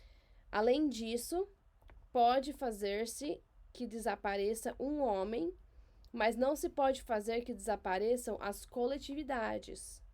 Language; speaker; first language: Portuguese; native; Portuguese